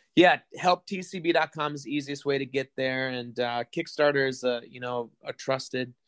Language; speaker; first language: English; native; English